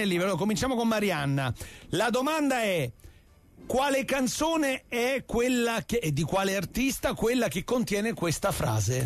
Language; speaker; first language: Italian; native; Italian